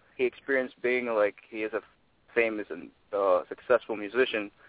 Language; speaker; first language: English; non-native, local second language; Filipino